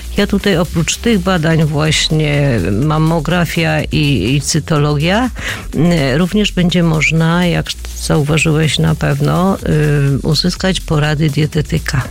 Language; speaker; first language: Polish; native; Polish